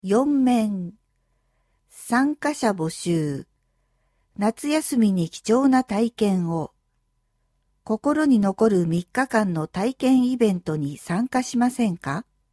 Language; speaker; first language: Japanese; native; Japanese